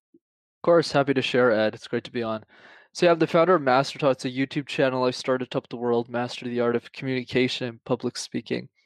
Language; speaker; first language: English; native; English